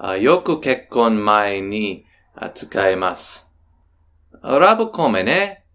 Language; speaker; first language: Japanese; non-native, learner; English